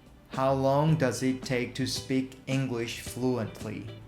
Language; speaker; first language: English; non-native, fluent; Korean